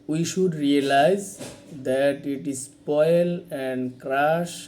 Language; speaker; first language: English; non-native, local second language; Bangla